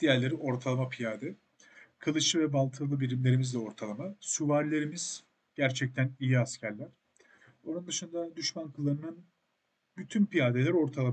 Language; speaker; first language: Turkish; native; Turkish